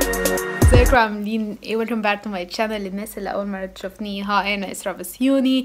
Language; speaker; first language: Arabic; native; Arabic